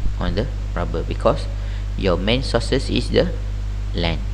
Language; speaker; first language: English; non-native, local second language; Malay